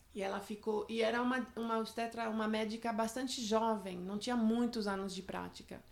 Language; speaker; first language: Portuguese; non-native, fluent; French